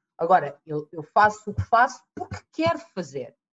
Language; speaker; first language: Portuguese; early bilingual, other home language; English